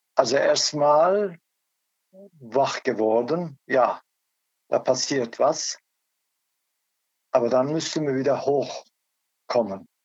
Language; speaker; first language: German; non-native, learner; Turkish